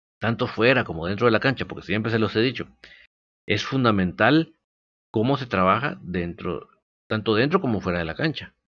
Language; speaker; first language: Spanish; native; Spanish